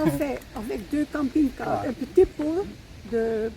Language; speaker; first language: French; non-native, local second language; Dutch